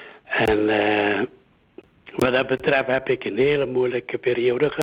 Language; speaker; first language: Dutch; early bilingual, other home language; Indonesian